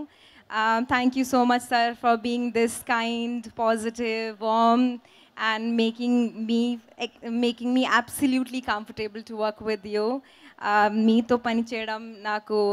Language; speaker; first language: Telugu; non-native, fluent; Hindi